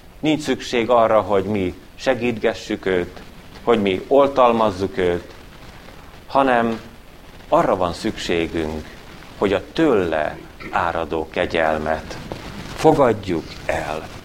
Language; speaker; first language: Hungarian; native; Hungarian